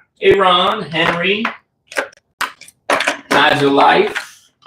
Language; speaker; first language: English; native; English